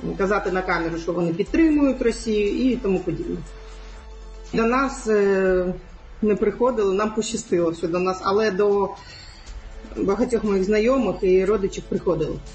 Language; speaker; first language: Ukrainian; non-native, local second language; Crimean Tatar